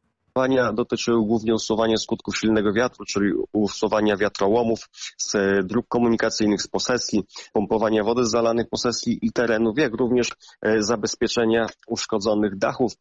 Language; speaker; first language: Polish; native; Polish